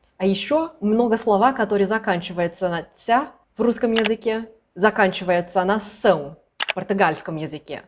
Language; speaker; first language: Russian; non-native, fluent; Portuguese